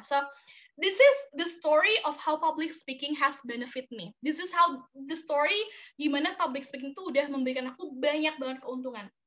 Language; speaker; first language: English; non-native, fluent; Indonesian